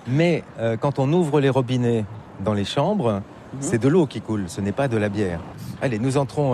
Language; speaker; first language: French; native; French